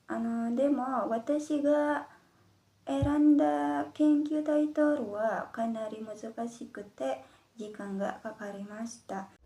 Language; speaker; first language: Japanese; non-native, learner; Indonesian